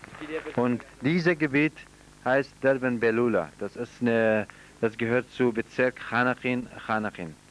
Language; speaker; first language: German; non-native, fluent; Central Kurdish